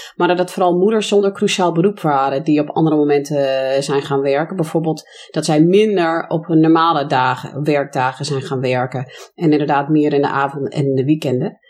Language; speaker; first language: Dutch; non-native, fluent; English